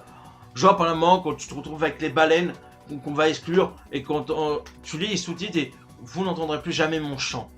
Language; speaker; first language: French; native; French